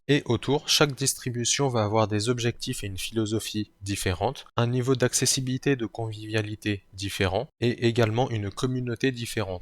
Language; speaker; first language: French; native; French